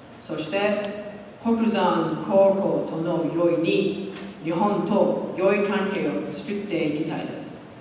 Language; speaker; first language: Japanese; non-native, learner; English